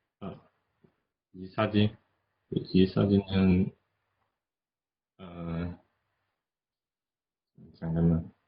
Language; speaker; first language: Korean; non-native, learner; Chinese